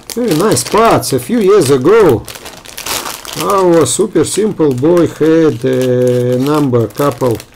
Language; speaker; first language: English; non-native, fluent; Russian